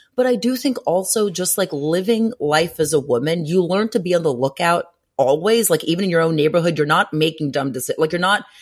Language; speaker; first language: English; early bilingual, other home language; Greek